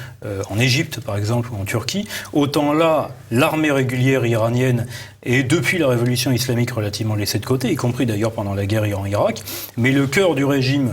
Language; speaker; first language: French; native; French